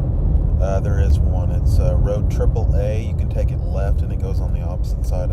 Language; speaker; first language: English; native; English